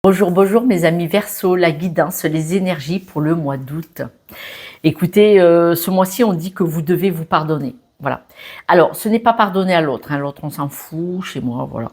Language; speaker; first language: French; native; French